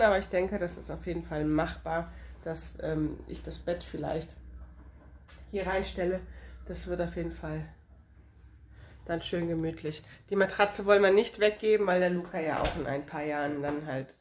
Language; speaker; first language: German; native; German